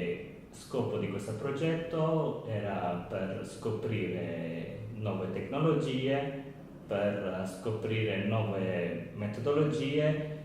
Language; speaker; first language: Italian; non-native, learner; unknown